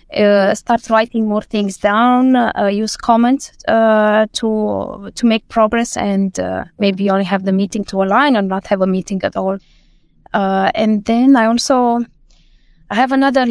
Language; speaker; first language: English; non-native, fluent; Romanian